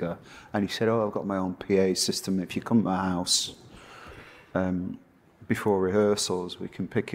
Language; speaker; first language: English; native; English